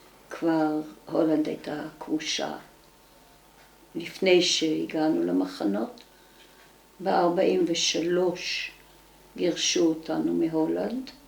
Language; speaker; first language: Hebrew; early bilingual, other home language; Dutch